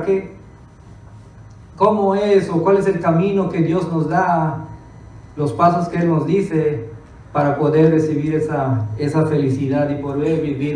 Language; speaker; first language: Spanish; early bilingual, other home language; English